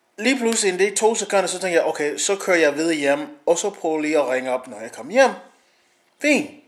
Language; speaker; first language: Danish; non-native, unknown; English